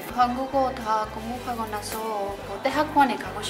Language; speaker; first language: Korean; non-native, learner; Spanish